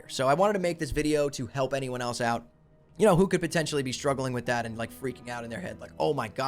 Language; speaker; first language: English; native; English